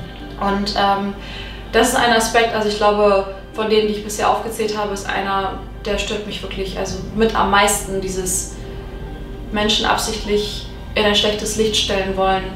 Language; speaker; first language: German; native; German